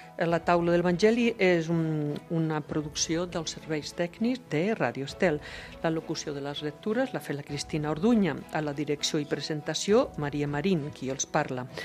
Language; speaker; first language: Catalan; native; Catalan